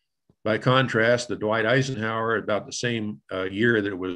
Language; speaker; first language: English; native; English